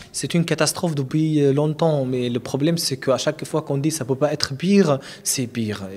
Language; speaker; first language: French; non-native, fluent; Arabic